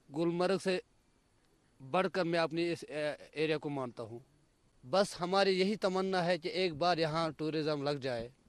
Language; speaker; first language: Hindi; non-native, local second language; Kashmiri